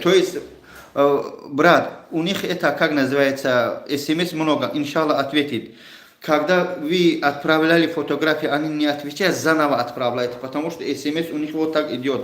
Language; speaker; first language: Russian; non-native, learner; Tajik